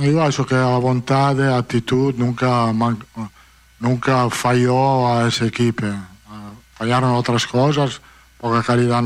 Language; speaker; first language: Portuguese; non-native, learner; Italian